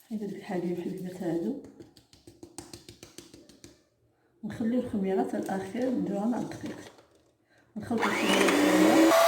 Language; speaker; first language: Arabic; native; Arabic